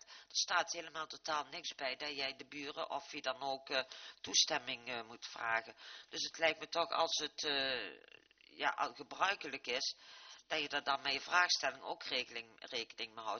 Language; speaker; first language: Dutch; native; Dutch